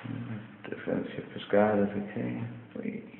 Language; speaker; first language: Spanish; non-native, learner; English